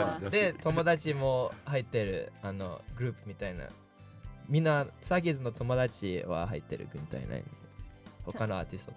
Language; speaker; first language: Japanese; non-native, fluent; English